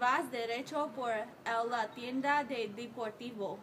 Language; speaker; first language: Spanish; non-native, learner; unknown